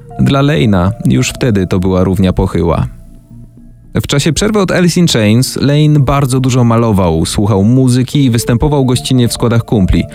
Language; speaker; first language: Polish; native; Polish